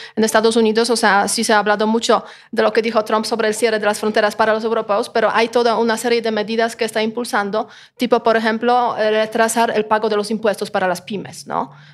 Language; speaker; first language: Spanish; non-native, fluent; Polish